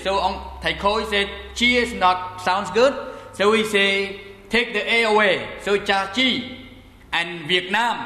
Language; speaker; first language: English; non-native, fluent; Khmer